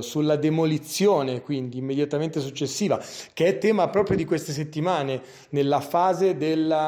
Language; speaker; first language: Italian; native; Italian